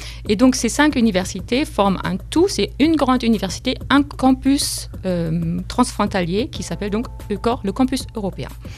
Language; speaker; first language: French; non-native, fluent; German